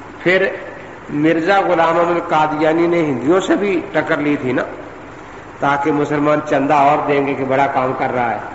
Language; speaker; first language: Urdu; non-native, local second language; Punjabi